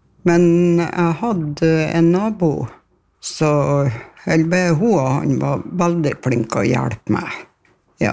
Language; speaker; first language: Norwegian; native; Norwegian